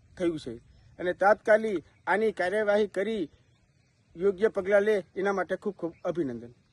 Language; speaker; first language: Gujarati; native; Gujarati